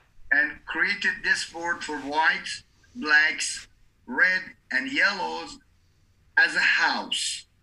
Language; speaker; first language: English; non-native, learner; Persian